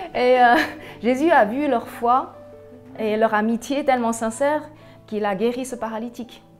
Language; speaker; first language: French; early bilingual, other home language; Chinese